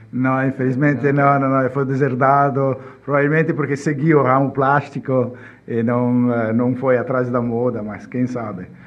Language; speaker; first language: Portuguese; non-native, fluent; Italian